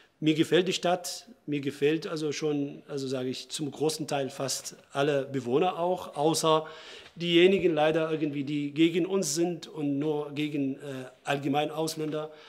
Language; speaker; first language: German; non-native, fluent; Arabic